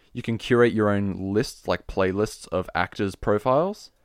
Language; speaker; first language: English; native; English